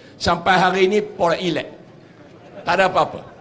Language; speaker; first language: Malay; native; Malay